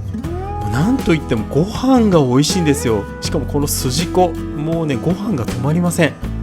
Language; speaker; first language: Japanese; native; Japanese